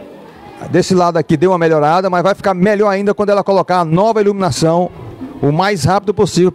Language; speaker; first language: Portuguese; native; Portuguese